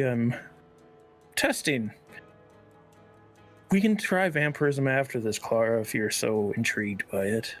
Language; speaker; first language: English; native; English